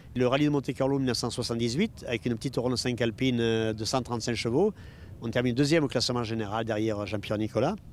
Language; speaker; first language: French; native; French